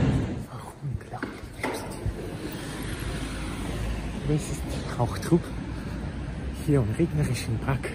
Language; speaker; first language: German; non-native, learner; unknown